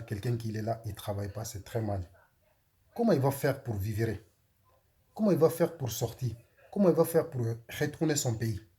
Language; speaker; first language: French; non-native, learner; Soninke